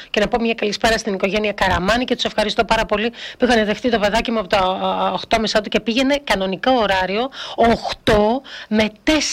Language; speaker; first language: Greek; early bilingual, heritage; Greek